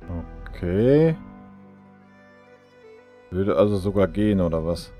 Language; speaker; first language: German; native; German